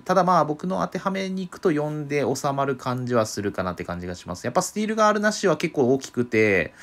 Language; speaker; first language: Japanese; native; Japanese